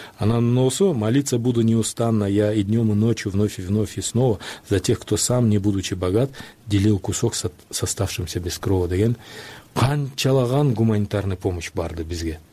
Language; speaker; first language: Kyrgyz; non-native, local second language; Uzbek